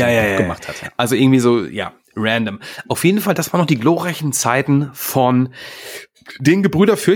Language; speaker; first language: German; native; German